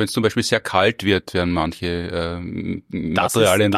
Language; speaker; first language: German; native; German